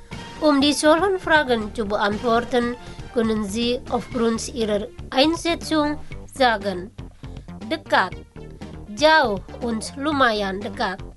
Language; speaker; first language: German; non-native, fluent; Indonesian